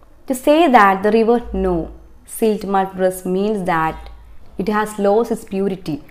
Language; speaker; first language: English; non-native, local second language; Malayalam